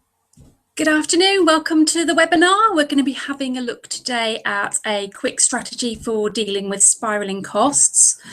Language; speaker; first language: English; native; English